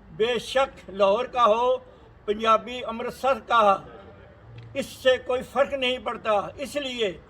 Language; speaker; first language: Urdu; non-native, local second language; Punjabi